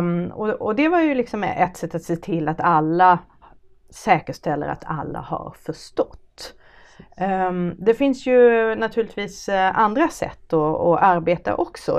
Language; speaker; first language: Swedish; native; Swedish